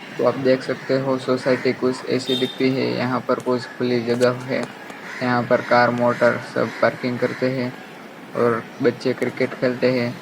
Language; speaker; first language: Hindi; non-native, local second language; Gujarati